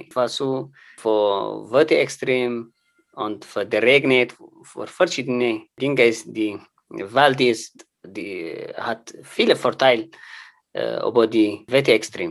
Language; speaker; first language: German; non-native, learner; Tigrinya